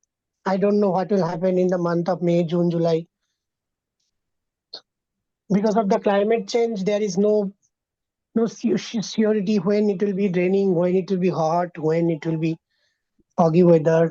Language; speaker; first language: English; non-native, fluent; Bangla